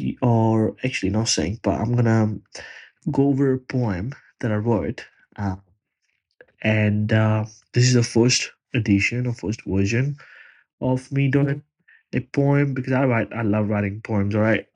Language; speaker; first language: English; non-native, local second language; Punjabi